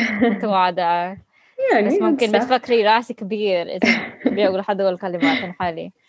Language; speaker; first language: Arabic; non-native, learner; English